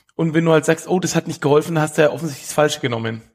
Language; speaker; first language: German; native; German